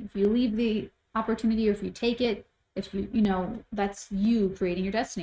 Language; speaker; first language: English; native; English